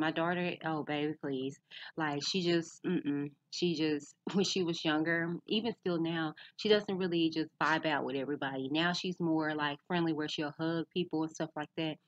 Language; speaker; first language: English; native; English